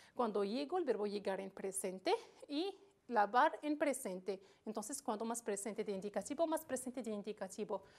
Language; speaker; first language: Spanish; non-native, fluent; Arabic